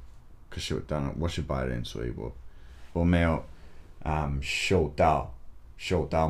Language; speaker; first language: Chinese; non-native, learner; English